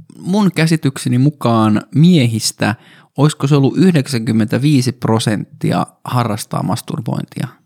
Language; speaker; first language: Finnish; native; Finnish